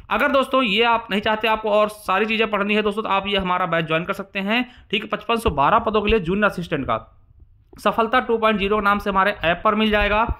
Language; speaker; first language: Hindi; native; Hindi